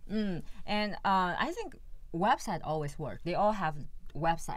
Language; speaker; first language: English; non-native, fluent; Chinese